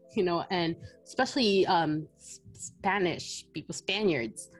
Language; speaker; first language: English; non-native, local second language; Filipino